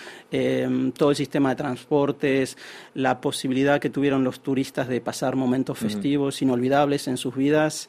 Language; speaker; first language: Spanish; native; Spanish